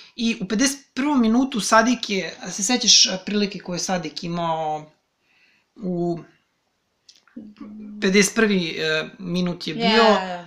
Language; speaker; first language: Serbian; native; Serbian